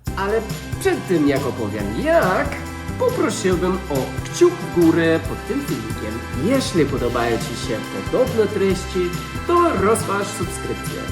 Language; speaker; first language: Polish; non-native, fluent; English